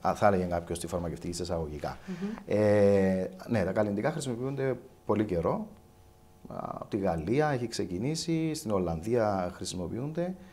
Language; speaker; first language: Greek; native; Greek